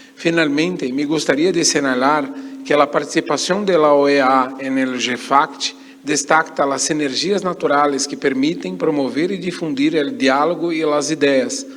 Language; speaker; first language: Portuguese; native; Portuguese